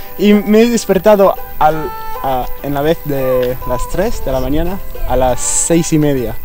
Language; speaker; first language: Spanish; non-native, fluent; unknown